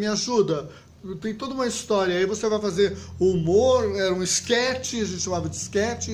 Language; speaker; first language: Portuguese; native; Portuguese